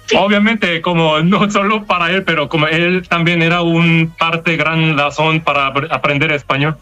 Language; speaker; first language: Spanish; non-native, fluent; Korean